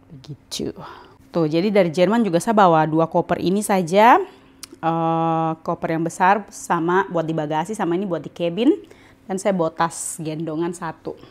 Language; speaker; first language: Indonesian; native; Indonesian